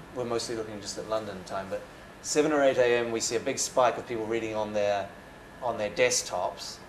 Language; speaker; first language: English; native; English